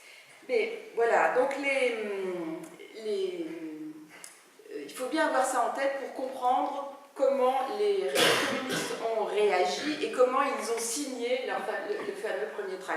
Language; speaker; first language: French; native; French